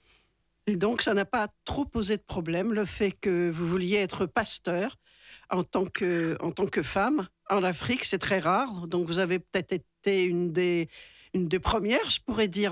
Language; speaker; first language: French; native; French